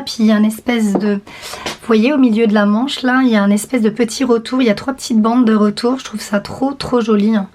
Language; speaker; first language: French; native; French